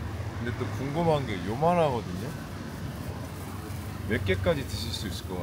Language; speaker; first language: Korean; native; Korean